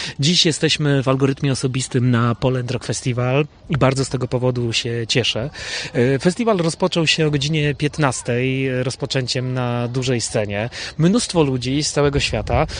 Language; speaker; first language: Polish; native; Polish